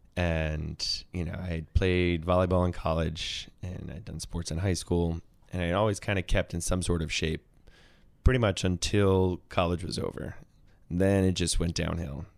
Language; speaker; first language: English; native; English